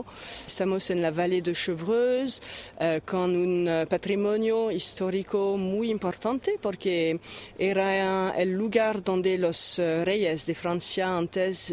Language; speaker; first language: Spanish; non-native, fluent; French